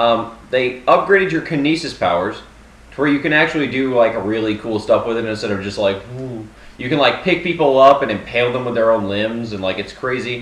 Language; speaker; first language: English; native; English